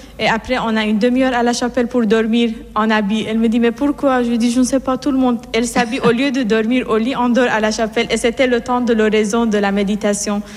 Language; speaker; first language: French; non-native, fluent; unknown